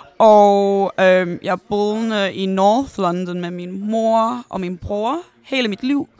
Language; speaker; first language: Danish; early bilingual, heritage; Danish